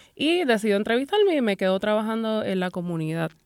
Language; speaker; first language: Spanish; native; Spanish